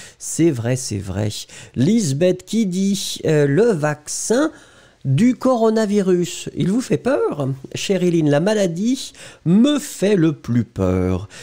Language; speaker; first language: French; native; French